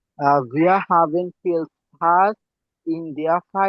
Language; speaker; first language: German; non-native, learner; Bangla